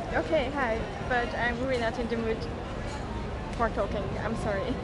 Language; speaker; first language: English; non-native, learner; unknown